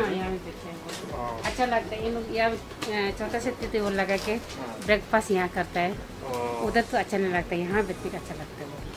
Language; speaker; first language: Hindi; non-native, local second language; Nyishi